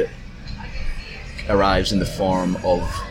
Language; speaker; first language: English; native; English